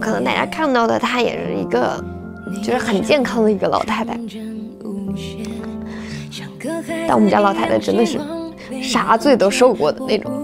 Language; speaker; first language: Chinese; native; Chinese